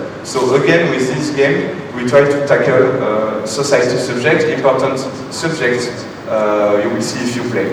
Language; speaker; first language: English; non-native, fluent; French